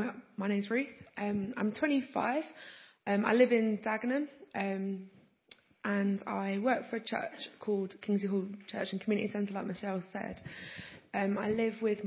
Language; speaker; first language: English; native; English